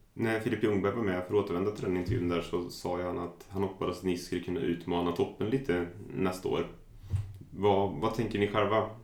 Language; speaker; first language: Swedish; native; Swedish